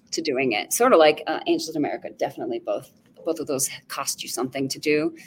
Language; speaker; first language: English; native; English